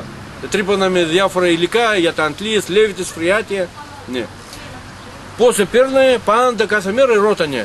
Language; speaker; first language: Greek; non-native, learner; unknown